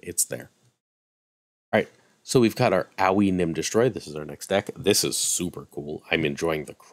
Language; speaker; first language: English; native; English